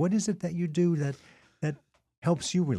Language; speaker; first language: English; native; English